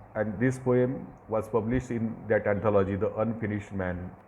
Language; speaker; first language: English; non-native, local second language; Marathi